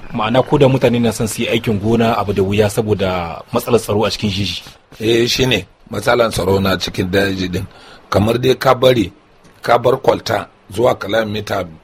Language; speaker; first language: Hausa; non-native, local second language; Kanuri